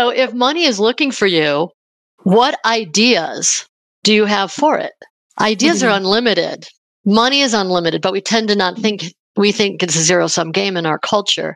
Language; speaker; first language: English; native; English